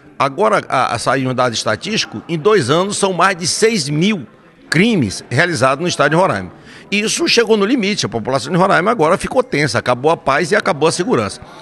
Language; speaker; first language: Portuguese; native; Portuguese